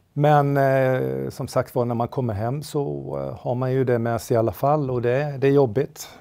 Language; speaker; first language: Swedish; native; Swedish